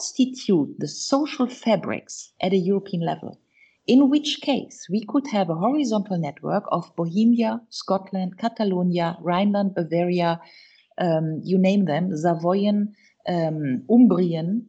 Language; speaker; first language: English; non-native, fluent; German